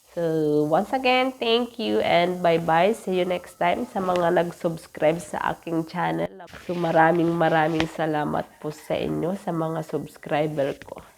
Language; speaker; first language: Filipino; non-native, local second language; Iloko